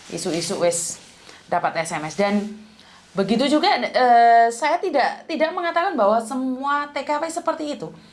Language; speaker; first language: Indonesian; non-native, local second language; Javanese